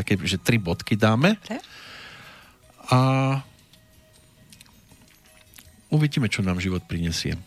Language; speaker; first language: Slovak; native; Slovak